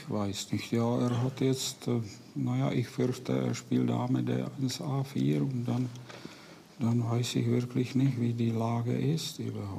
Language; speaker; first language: German; non-native, fluent; Czech